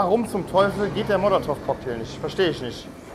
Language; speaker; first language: German; native; German